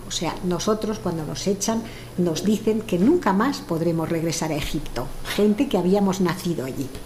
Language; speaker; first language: Spanish; early bilingual, other home language; French